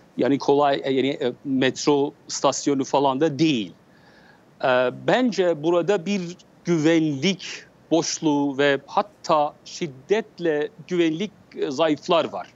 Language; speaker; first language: Turkish; non-native, learner; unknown